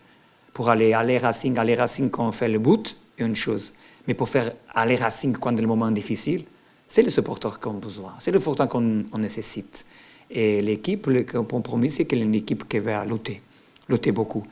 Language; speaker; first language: French; non-native, learner; Portuguese